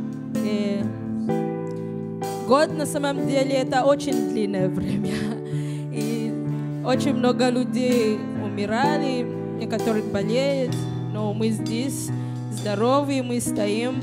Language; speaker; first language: Russian; non-native, learner; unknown